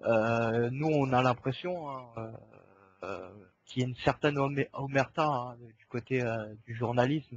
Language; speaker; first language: French; native; French